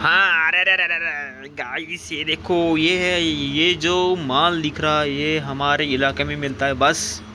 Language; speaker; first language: Hindi; non-native, local second language; Marathi